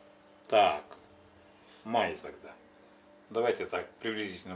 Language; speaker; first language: Russian; non-native, local second language; Yakut